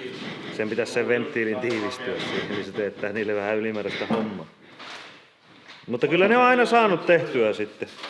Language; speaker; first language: Finnish; native; Finnish